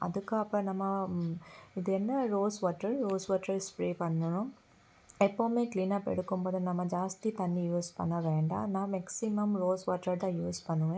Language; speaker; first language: Tamil; non-native, fluent; Assamese